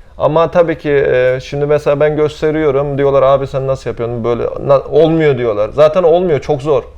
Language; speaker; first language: Turkish; early bilingual, heritage; Turkish